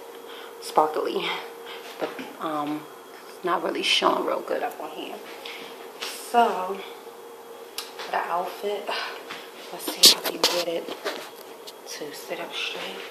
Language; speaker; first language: English; native; English